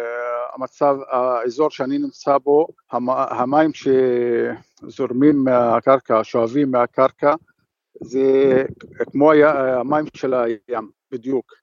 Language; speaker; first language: Hebrew; non-native, fluent; Arabic